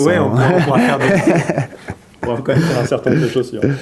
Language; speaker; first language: French; native; French